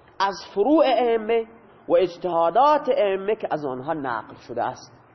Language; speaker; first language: Persian; native; Persian